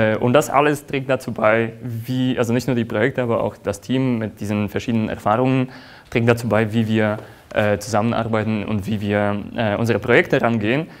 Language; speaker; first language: German; non-native, fluent; Polish